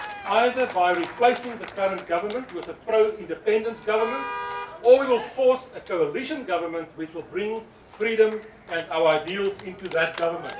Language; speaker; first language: English; non-native, local second language; Afrikaans